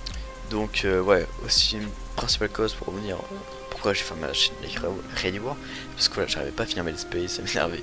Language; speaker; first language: French; native; French